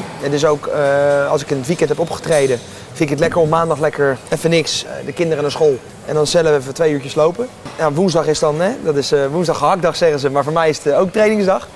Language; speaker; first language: Dutch; native; Dutch